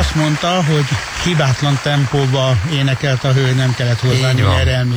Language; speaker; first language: Hungarian; native; Hungarian